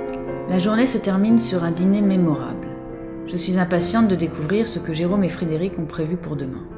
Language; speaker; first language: French; native; French